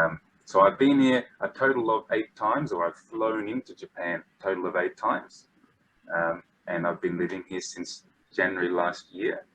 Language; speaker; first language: English; non-native, fluent; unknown